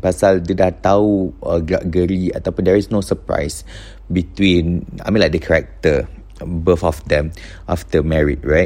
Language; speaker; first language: English; non-native, local second language; Malay